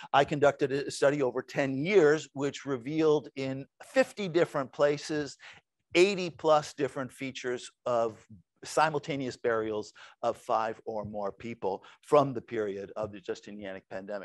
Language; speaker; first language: English; native; English